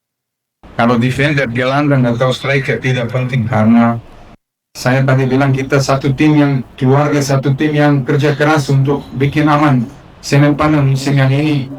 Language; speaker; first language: Indonesian; non-native, fluent; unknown